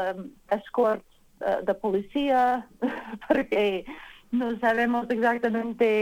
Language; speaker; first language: Spanish; non-native, learner; English